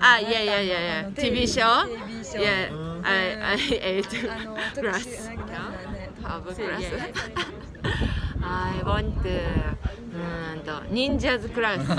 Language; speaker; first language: English; non-native, learner; Japanese